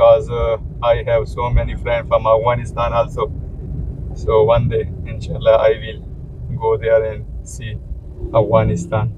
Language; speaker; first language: English; non-native, learner; Pashto